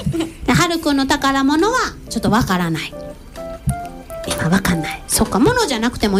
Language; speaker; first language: Japanese; native; Japanese